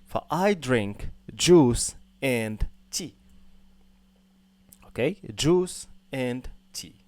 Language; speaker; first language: English; non-native, fluent; Arabic